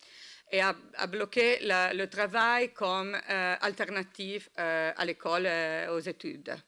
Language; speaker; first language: French; non-native, learner; Italian